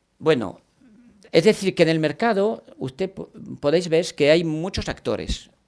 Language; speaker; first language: Spanish; early bilingual, heritage; French